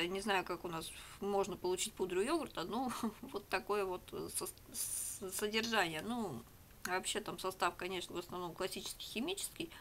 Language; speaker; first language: Russian; native; Russian